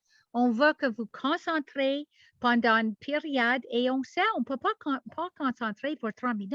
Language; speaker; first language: French; non-native, learner; English